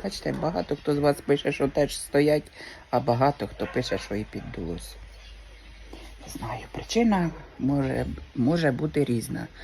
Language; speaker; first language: Ukrainian; native; Ukrainian